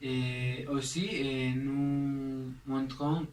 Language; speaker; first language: French; non-native, learner; Spanish